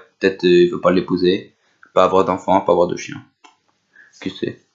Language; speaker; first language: French; native; French